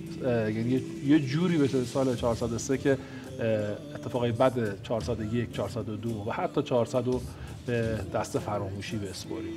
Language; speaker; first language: Persian; native; Persian